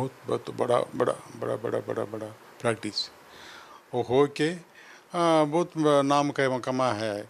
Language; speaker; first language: Hindi; non-native, local second language; Kannada